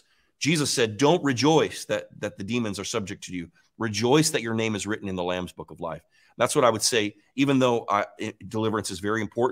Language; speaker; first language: English; native; English